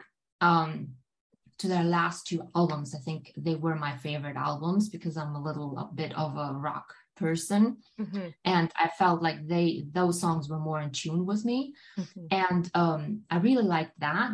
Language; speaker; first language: English; non-native, fluent; German